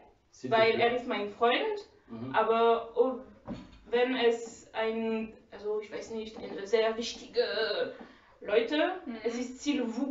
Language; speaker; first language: German; non-native, learner; French